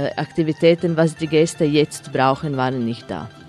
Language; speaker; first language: German; non-native, fluent; Croatian